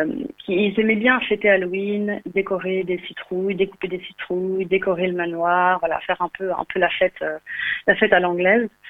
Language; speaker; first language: French; native; French